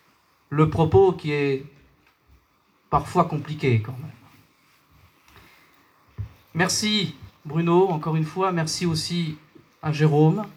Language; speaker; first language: French; native; French